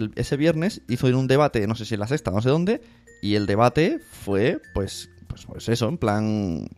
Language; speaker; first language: Spanish; native; Spanish